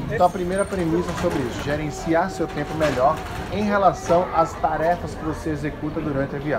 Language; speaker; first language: Portuguese; native; Portuguese